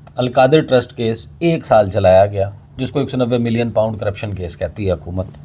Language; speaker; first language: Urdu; native; Urdu